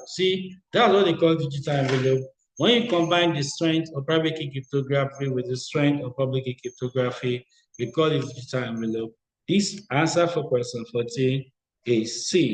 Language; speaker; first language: English; non-native, local second language; Yoruba